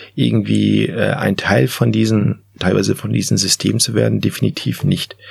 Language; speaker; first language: German; native; German